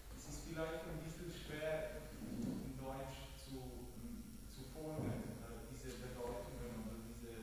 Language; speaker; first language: German; non-native, learner; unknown